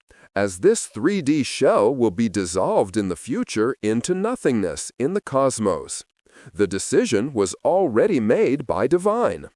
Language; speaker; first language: English; non-native, fluent; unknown